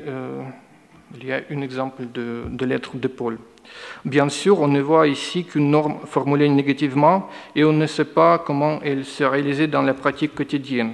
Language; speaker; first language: French; non-native, fluent; Russian